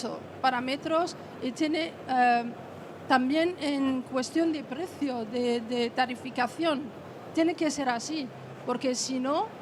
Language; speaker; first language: Spanish; non-native, fluent; French